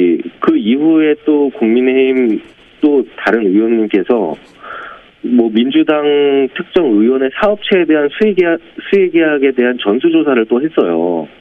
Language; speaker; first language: Korean; native; Korean